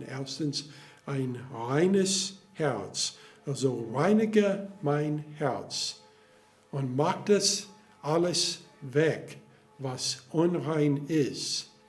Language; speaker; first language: German; non-native, fluent; English